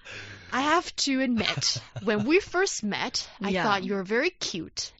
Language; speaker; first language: English; non-native, fluent; Chinese